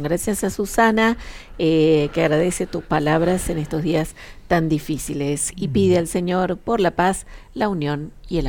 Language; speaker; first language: Spanish; native; Spanish